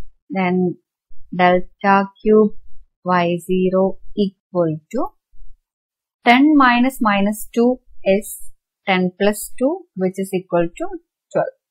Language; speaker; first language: English; non-native, local second language; Malayalam